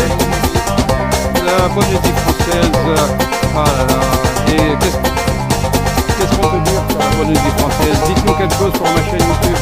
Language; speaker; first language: French; non-native, fluent; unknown